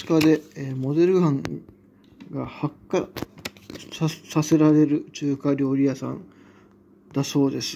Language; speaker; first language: Japanese; native; Japanese